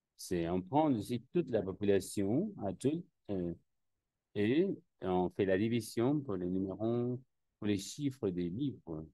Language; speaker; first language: French; non-native, learner; Spanish